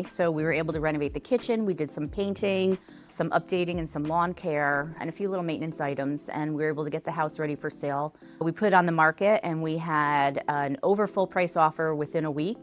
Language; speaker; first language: English; native; English